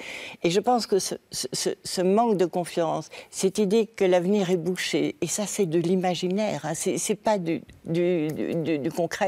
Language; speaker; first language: French; native; French